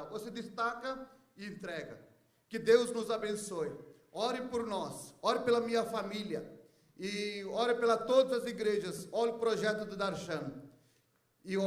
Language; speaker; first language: Portuguese; non-native, fluent; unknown